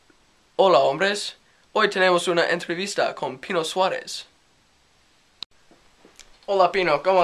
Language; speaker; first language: Spanish; non-native, learner; English